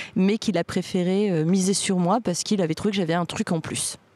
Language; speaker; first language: French; native; French